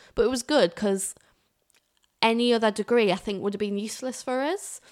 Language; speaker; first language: English; native; English